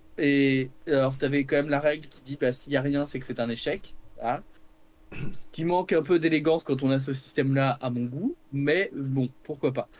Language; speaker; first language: French; native; French